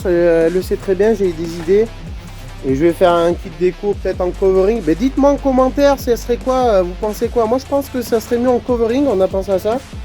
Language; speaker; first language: French; native; French